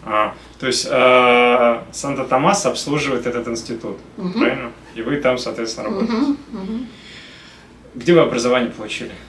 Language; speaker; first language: Russian; native; Russian